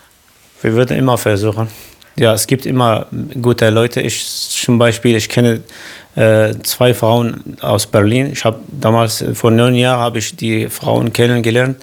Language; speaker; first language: German; non-native, learner; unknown